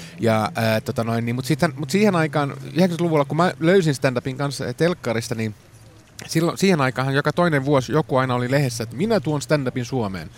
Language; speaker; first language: Finnish; non-native, local second language; Swedish